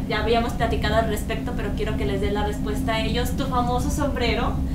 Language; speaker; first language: Spanish; native; Spanish